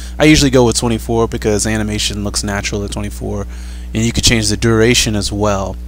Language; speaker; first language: English; native; English